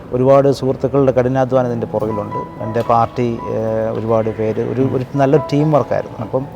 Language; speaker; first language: Malayalam; native; Malayalam